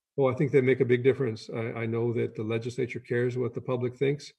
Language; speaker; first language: English; native; English